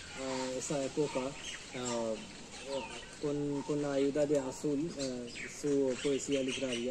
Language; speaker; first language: Spanish; non-native, learner; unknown